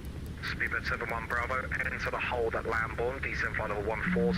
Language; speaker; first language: English; native; English